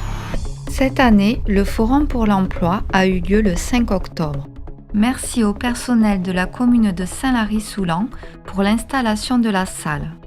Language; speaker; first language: French; native; French